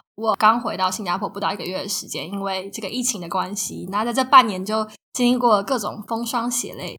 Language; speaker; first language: Chinese; native; Chinese